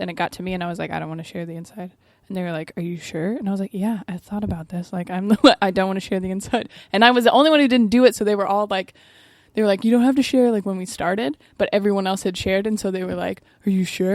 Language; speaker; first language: English; native; English